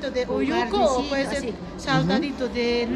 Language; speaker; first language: Spanish; native; Spanish